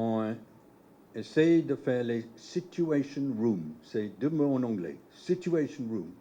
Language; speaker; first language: French; non-native, learner; English